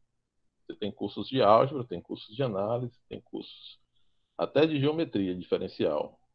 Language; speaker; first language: Portuguese; native; Portuguese